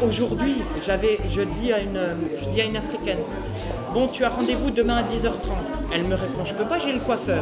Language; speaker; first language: French; native; French